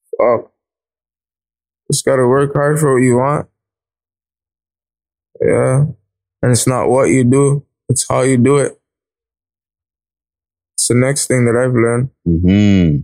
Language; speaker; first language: English; native; English